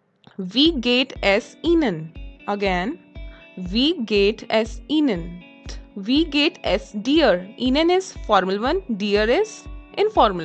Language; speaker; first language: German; non-native, fluent; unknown